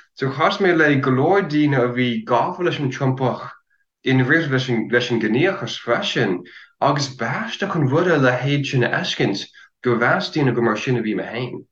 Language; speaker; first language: Irish; non-native, fluent; English